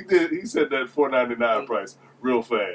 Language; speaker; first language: English; native; English